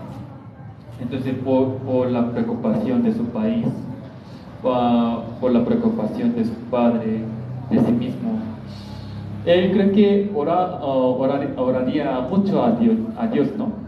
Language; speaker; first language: Spanish; non-native, learner; Korean